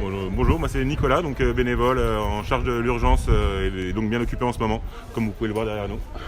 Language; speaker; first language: French; native; French